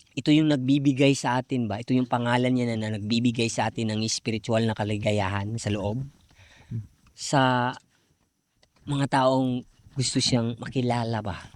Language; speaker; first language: Filipino; non-native, local second language; Cebuano